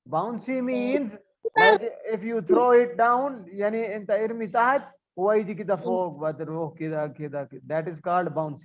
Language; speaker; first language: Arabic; non-native, learner; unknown